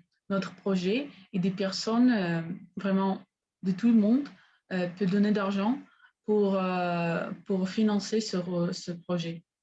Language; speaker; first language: French; non-native, learner; Spanish